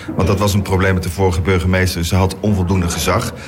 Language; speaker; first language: Dutch; native; Dutch